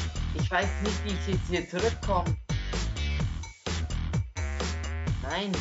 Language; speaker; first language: German; native; German